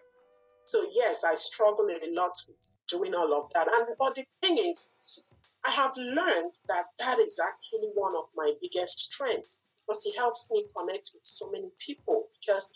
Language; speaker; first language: English; non-native, local second language; Igbo